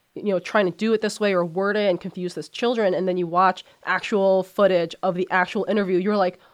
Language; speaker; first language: English; native; English